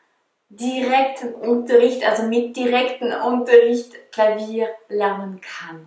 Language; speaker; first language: German; non-native, fluent; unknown